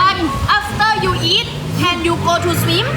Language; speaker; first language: English; non-native, learner; Thai